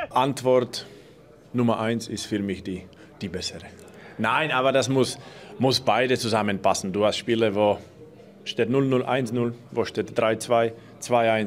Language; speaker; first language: German; non-native, fluent; Slovak